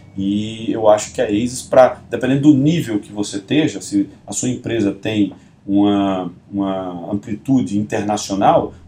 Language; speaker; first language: Portuguese; native; Portuguese